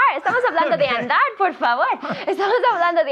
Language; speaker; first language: Spanish; non-native, fluent; English